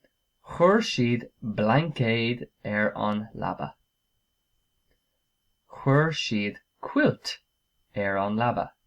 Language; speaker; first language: Irish; non-native, local second language; English